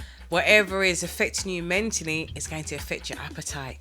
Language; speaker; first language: English; native; English